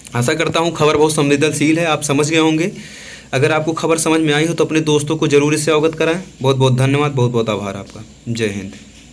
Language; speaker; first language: Hindi; native; Hindi